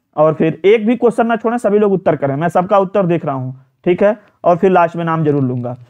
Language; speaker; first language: Hindi; native; Hindi